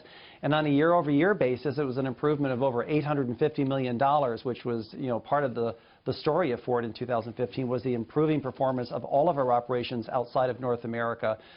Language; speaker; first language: English; native; English